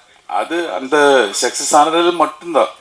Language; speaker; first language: Tamil; non-native, learner; Malayalam